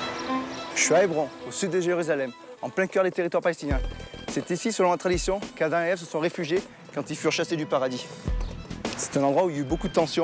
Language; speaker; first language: French; native; French